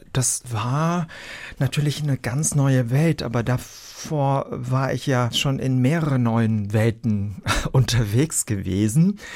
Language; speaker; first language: German; early bilingual, other home language; Vietnamese